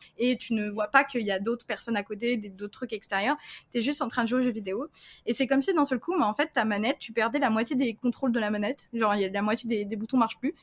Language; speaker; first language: French; early bilingual, other home language; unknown